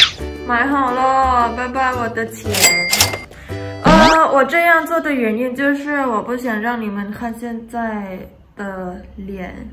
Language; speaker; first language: Chinese; non-native, fluent; Thai